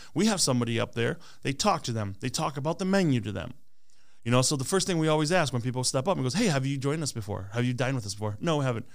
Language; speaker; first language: English; early bilingual, other home language; Hmong